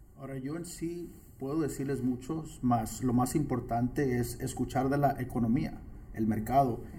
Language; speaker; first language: Spanish; early bilingual, heritage; Spanish